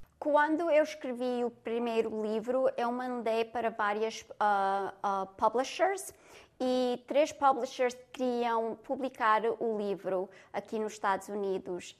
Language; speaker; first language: Portuguese; early bilingual, heritage; Portuguese